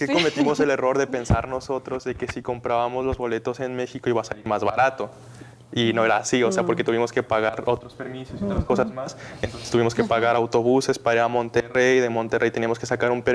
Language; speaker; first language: Spanish; native; Spanish